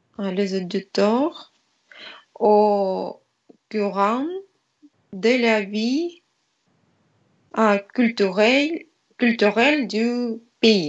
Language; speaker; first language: French; non-native, learner; Russian